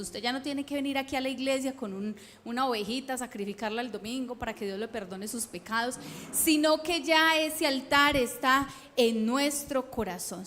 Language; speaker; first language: Spanish; native; Spanish